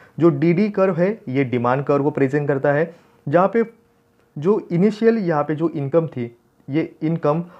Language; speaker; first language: Hindi; non-native, local second language; Marathi